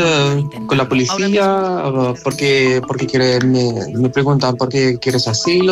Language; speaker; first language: Spanish; non-native, learner; Arabic